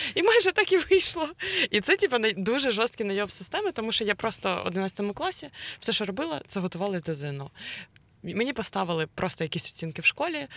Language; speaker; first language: Ukrainian; non-native, local second language; Russian